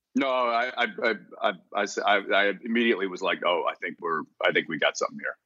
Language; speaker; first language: English; native; English